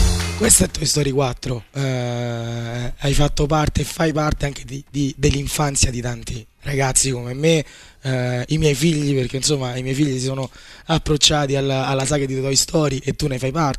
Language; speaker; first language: Italian; native; Italian